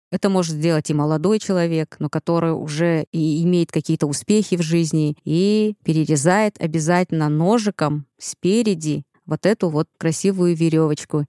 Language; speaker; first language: Russian; non-native, local second language; Kazakh